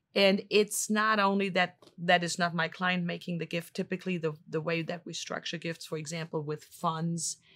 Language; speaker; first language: English; non-native, fluent; German